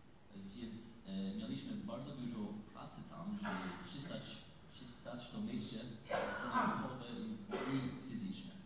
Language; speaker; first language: Polish; non-native, learner; English